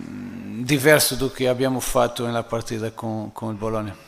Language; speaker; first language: Italian; non-native, fluent; Portuguese